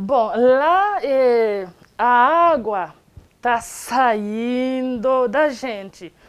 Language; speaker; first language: Portuguese; non-native, learner; Haitian Creole